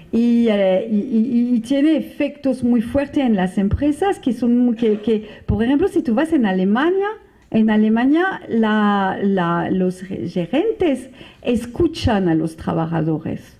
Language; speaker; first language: Spanish; non-native, fluent; French